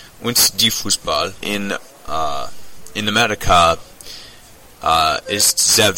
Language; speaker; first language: German; non-native, learner; English